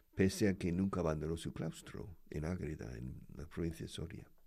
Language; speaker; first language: Spanish; non-native, fluent; English